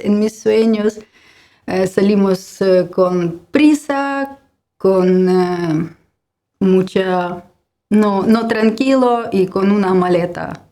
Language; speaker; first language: Spanish; non-native, learner; Ukrainian